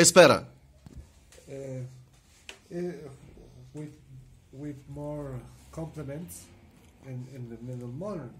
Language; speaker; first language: English; non-native, learner; Russian